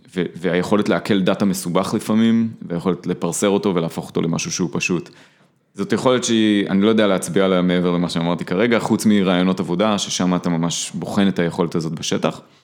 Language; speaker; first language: Hebrew; native; Hebrew